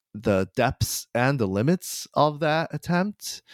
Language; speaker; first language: English; non-native, fluent; Japanese